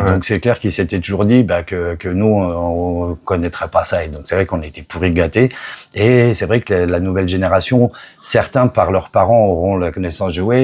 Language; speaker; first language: French; native; French